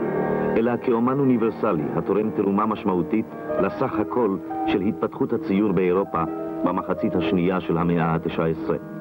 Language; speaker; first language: Hebrew; native; Hebrew